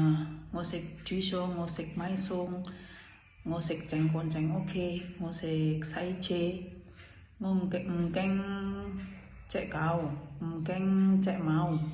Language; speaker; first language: Cantonese; non-native, learner; Indonesian